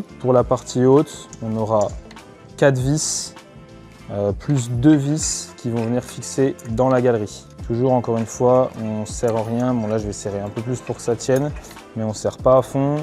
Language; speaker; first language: French; native; French